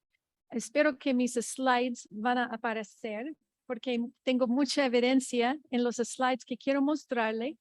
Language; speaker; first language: Spanish; non-native, fluent; English